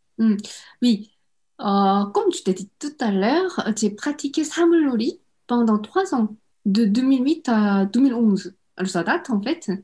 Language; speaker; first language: French; non-native, fluent; Korean